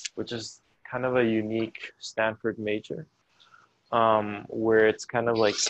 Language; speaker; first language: English; non-native, fluent; Spanish